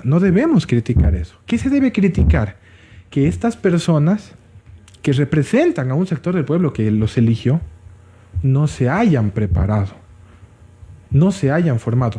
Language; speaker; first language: Spanish; native; Spanish